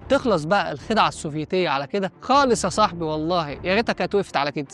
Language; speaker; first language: Arabic; native; Arabic